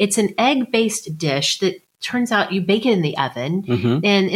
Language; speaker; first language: English; native; English